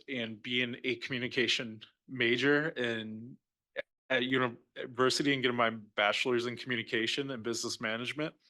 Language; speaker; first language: English; native; English